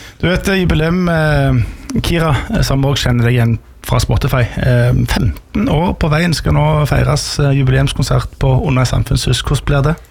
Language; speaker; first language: Norwegian; native; Norwegian